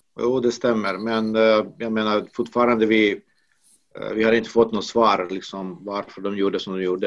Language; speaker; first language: Swedish; non-native, fluent; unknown